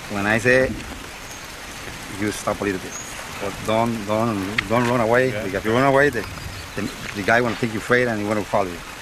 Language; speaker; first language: English; non-native, learner; Spanish